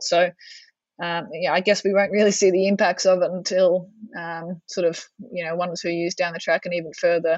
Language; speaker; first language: English; native; English